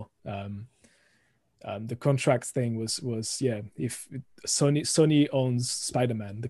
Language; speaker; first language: English; non-native, fluent; French